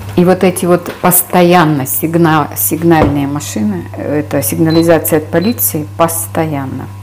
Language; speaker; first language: Russian; native; Russian